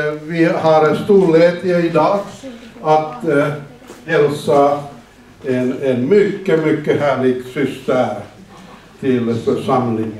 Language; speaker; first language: Swedish; non-native, fluent; Finnish